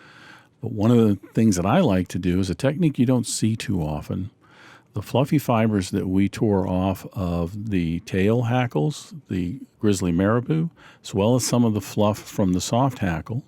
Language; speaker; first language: English; native; English